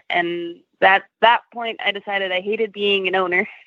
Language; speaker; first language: English; native; English